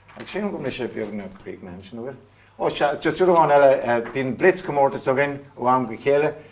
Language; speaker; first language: Irish; non-native, local second language; English